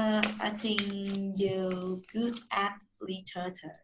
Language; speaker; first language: English; non-native, learner; Vietnamese